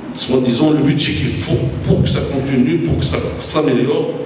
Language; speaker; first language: French; non-native, local second language; Arabic